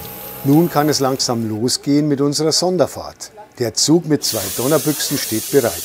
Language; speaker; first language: German; native; German